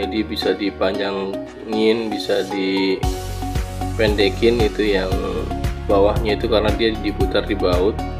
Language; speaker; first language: Indonesian; native; Indonesian